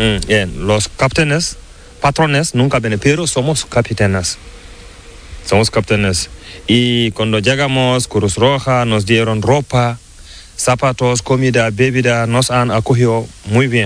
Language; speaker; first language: Spanish; non-native, learner; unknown